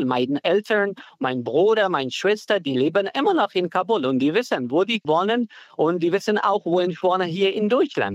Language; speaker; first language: German; non-native, fluent; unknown